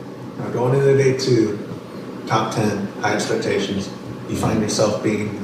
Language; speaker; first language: English; native; English